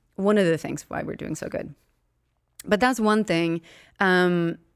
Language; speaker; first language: English; non-native, fluent; Swedish